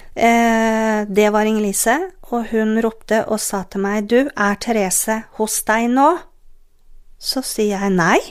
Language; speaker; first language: Norwegian; native; Norwegian